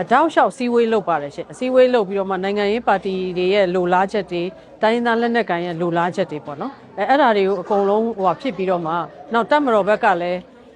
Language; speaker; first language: Burmese; native; Burmese